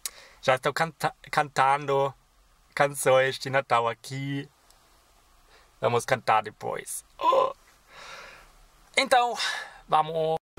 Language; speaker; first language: Portuguese; non-native, fluent; German